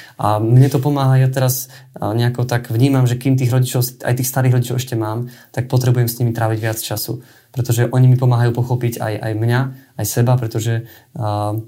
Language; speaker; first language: Slovak; native; Slovak